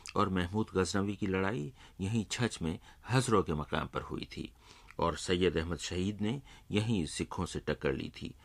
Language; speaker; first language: Urdu; native; Urdu